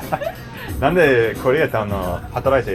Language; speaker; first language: Japanese; non-native, learner; English